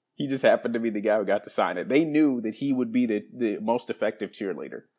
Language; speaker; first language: English; native; English